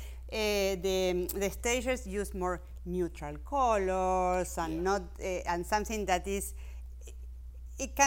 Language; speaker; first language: English; non-native, fluent; Spanish